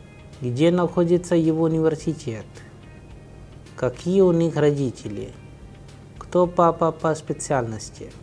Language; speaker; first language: Russian; non-native, fluent; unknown